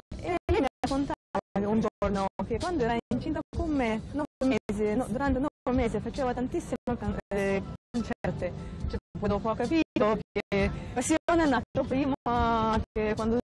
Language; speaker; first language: Italian; non-native, learner; Russian